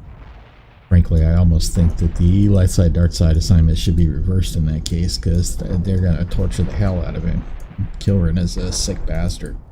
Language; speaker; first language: English; native; English